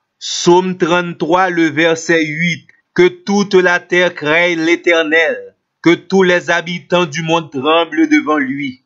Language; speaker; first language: French; non-native, local second language; Haitian Creole